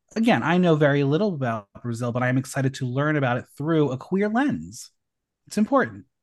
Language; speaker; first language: English; native; English